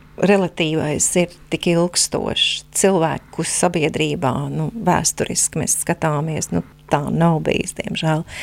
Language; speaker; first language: Latvian; native; Latvian